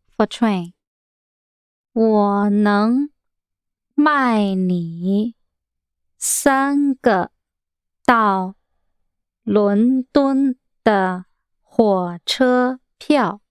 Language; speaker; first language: Chinese; non-native, learner; English